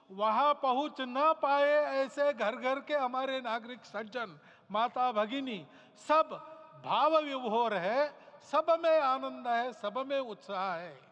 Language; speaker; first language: Hindi; non-native, local second language; Marathi